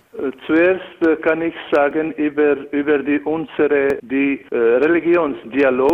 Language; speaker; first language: German; non-native, learner; Albanian